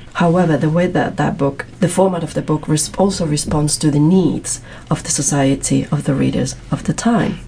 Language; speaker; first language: English; non-native, fluent; Spanish